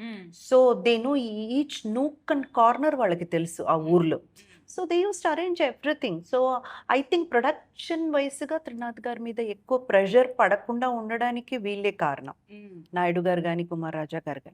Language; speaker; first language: Telugu; native; Telugu